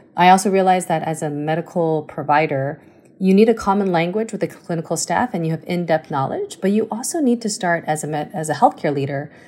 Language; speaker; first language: English; early bilingual, other home language; Chinese